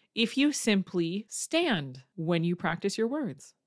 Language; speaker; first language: English; native; English